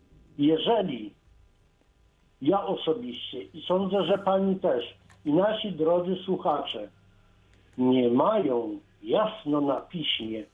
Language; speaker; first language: Polish; native; Polish